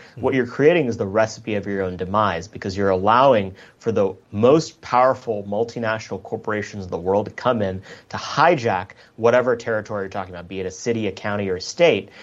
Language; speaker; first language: English; native; English